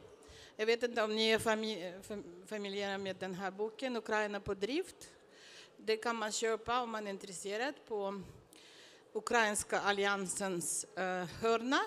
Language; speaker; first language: Swedish; non-native, fluent; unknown